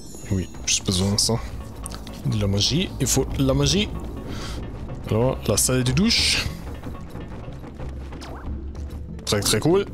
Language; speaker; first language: French; non-native, learner; German